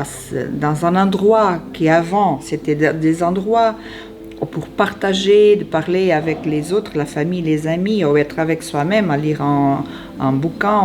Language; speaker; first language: French; non-native, fluent; Portuguese